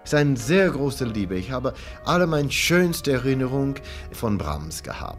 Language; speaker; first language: German; non-native, learner; English